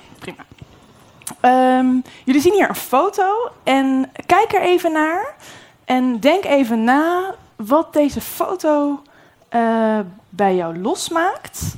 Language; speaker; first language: Dutch; native; Dutch